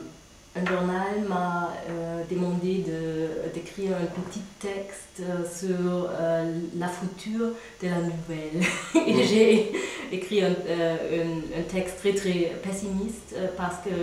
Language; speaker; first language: French; non-native, fluent; German